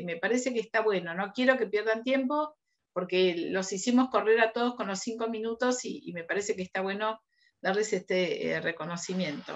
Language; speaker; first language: Spanish; native; Spanish